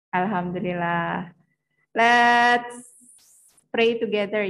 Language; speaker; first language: English; non-native, fluent; Indonesian